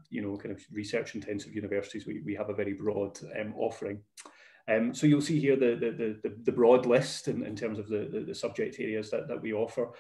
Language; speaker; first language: English; native; English